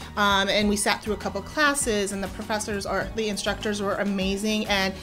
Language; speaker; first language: English; native; English